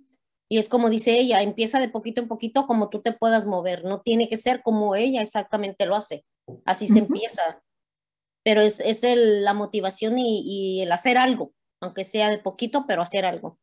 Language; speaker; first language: Spanish; native; Spanish